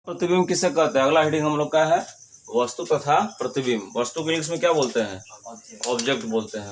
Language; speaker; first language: Hindi; native; Hindi